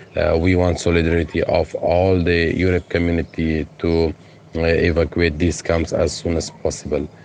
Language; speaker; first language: English; non-native, fluent; Persian